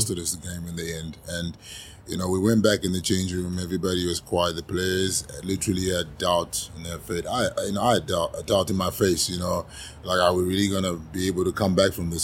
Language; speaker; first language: English; non-native, local second language; Shona